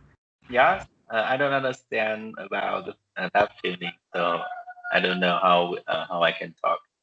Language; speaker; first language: English; non-native, learner; Vietnamese